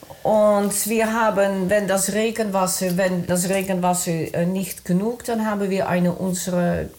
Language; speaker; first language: German; non-native, learner; Dutch